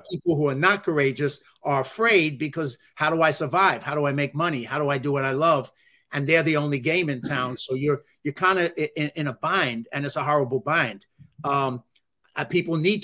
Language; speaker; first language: English; native; English